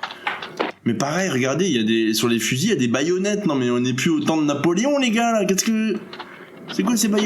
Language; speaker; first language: French; native; French